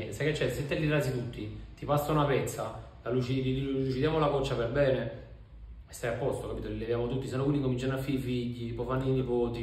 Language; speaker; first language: Italian; native; Italian